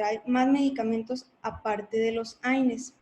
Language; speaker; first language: Spanish; native; Spanish